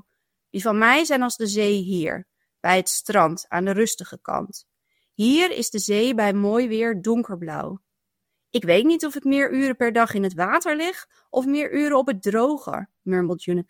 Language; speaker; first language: Dutch; native; Dutch